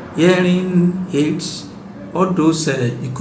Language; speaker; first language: English; non-native, local second language; Yoruba